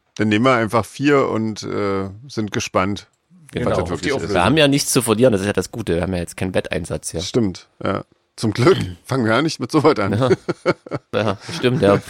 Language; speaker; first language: German; native; German